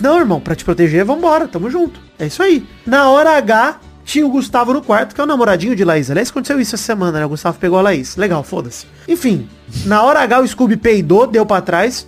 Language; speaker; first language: Portuguese; native; Portuguese